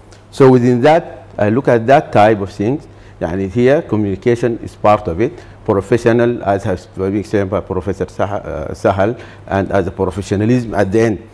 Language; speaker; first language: English; non-native, fluent; Arabic